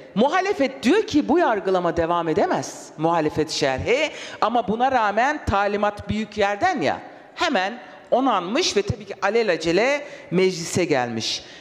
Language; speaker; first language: Turkish; non-native, local second language; Kurdish